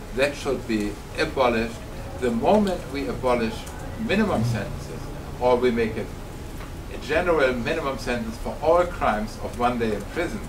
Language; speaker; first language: English; non-native, fluent; German